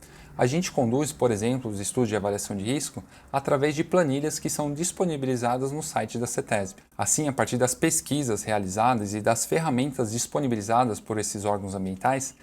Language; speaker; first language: Portuguese; native; Portuguese